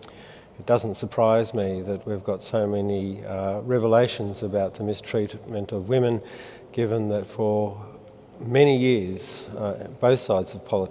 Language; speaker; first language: English; native; English